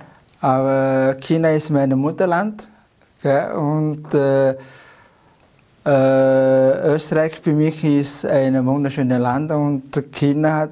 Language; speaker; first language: German; non-native, learner; Chinese